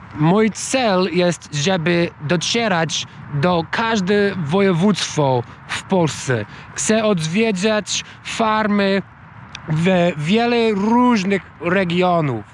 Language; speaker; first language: Polish; non-native, fluent; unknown